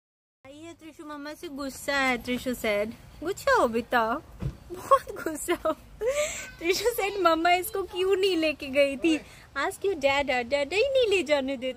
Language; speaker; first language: Hindi; native; Hindi